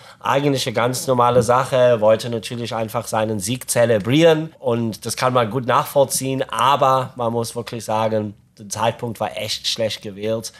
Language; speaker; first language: German; non-native, fluent; English